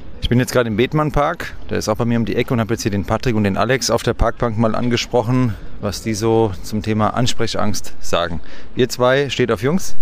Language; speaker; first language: German; native; German